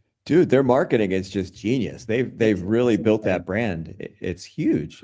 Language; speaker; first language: English; native; English